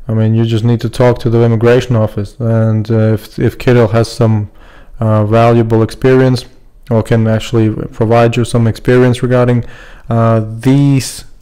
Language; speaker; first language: English; non-native, fluent; Latvian